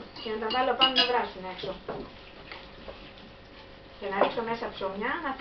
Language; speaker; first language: Greek; native; Greek